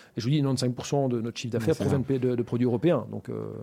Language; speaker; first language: French; native; French